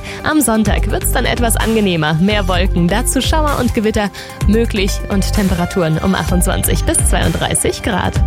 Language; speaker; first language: German; native; German